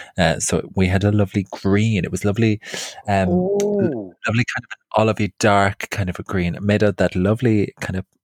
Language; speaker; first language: English; native; English